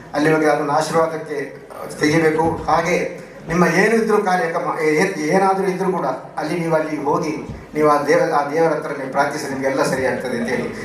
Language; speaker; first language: Kannada; non-native, local second language; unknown